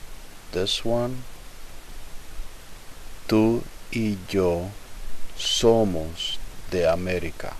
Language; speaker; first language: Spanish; non-native, fluent; English